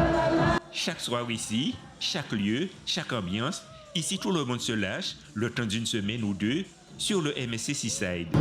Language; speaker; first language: French; native; French